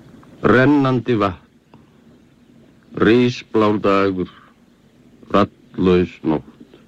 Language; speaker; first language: Icelandic; native; Icelandic